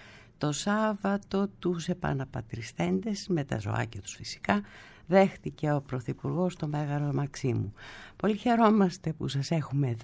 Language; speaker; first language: Greek; native; Greek